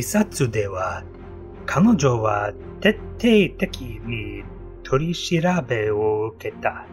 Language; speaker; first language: Japanese; non-native, learner; English